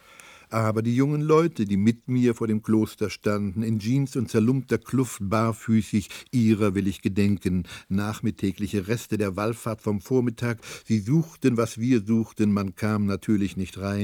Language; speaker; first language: German; native; German